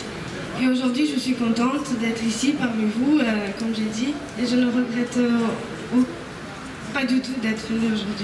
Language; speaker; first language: French; non-native, fluent; Bosnian